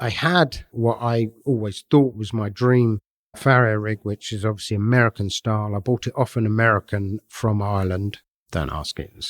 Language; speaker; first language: English; native; English